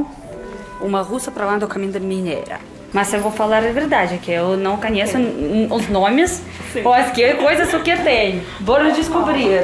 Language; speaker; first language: Portuguese; non-native, fluent; Russian